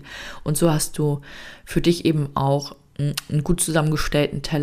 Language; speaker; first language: German; native; German